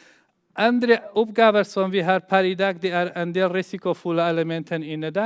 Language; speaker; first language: Norwegian; non-native, fluent; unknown